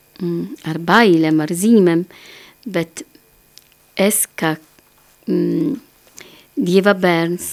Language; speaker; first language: Latvian; non-native, learner; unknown